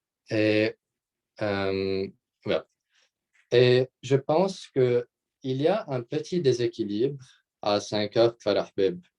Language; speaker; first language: French; non-native, local second language; Arabic